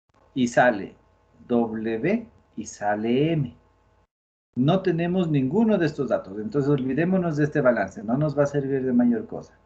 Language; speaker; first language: Spanish; native; Spanish